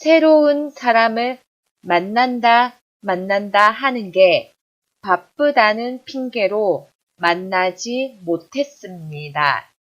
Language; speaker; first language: Korean; non-native, fluent; Chinese